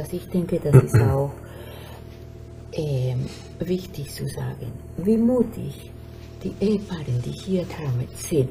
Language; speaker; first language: German; non-native, fluent; Spanish